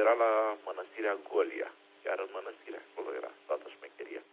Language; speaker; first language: Romanian; native; Romanian